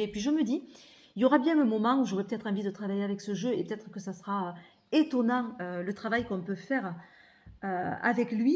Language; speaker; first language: French; native; French